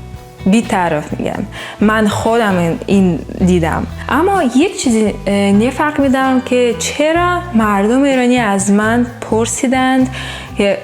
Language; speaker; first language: Persian; non-native, learner; Russian